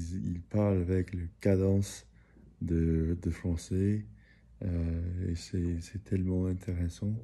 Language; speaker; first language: French; early bilingual, heritage; English